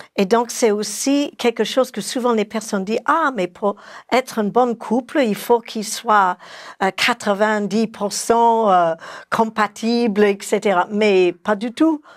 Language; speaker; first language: French; non-native, fluent; English